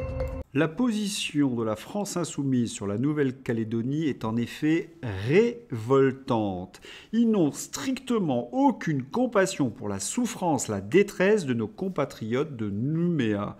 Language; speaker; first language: French; native; French